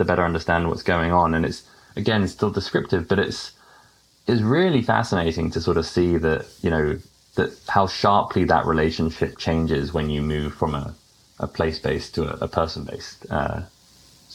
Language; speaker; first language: English; native; English